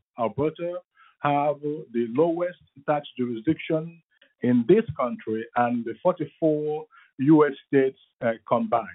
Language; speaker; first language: English; non-native, local second language; Igbo